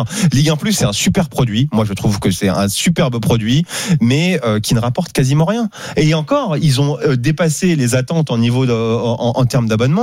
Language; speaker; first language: French; native; French